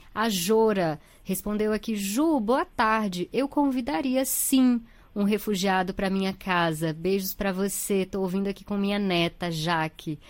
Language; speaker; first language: Portuguese; native; Portuguese